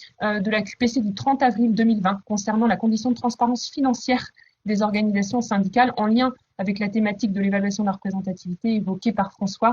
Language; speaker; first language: French; native; French